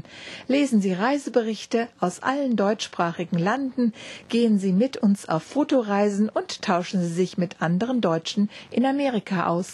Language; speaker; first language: German; native; German